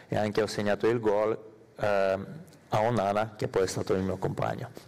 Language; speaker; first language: Italian; non-native, fluent; Armenian